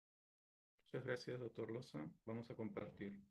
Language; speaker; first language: Spanish; native; Spanish